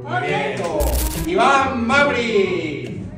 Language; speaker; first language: Spanish; native; Spanish